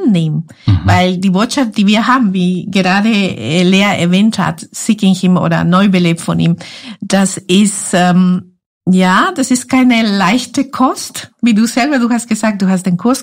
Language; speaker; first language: German; non-native, fluent; Spanish